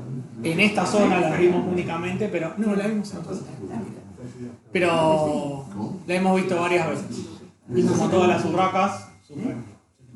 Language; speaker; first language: Spanish; native; Spanish